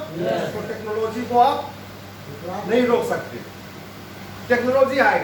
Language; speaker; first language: Hindi; native; Hindi